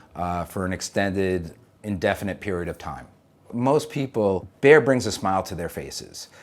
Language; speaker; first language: English; native; English